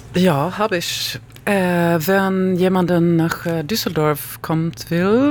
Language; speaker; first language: German; non-native, learner; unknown